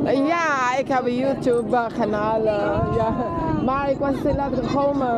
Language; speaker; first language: Dutch; non-native, learner; Filipino